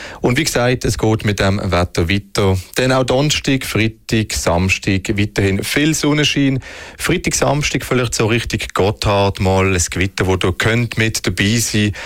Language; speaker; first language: German; native; German